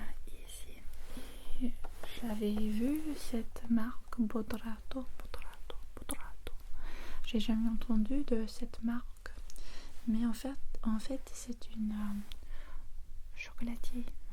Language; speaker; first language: French; non-native, fluent; English